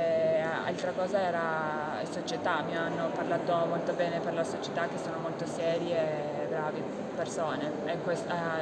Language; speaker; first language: Italian; non-native, fluent; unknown